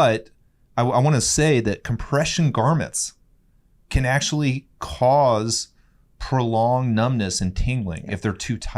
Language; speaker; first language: English; native; English